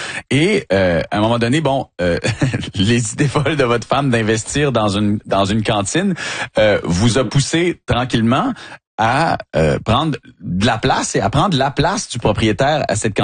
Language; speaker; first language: French; native; French